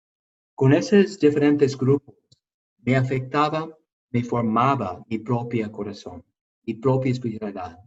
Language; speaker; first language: Spanish; non-native, fluent; English